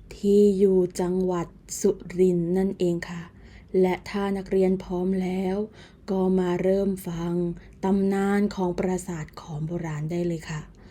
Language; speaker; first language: Thai; native; Thai